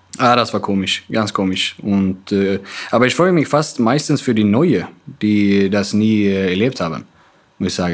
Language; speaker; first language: German; non-native, fluent; Swedish